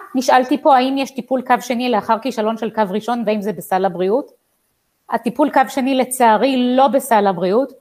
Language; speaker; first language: Hebrew; native; Hebrew